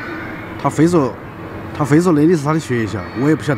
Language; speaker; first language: Chinese; native; Chinese